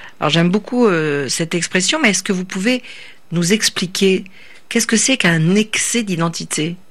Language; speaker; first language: French; native; French